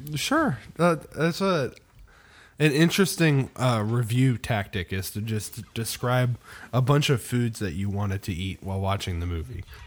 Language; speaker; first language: English; native; English